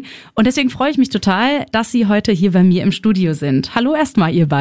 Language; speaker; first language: German; native; German